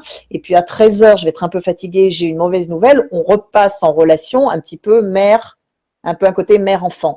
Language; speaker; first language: French; native; French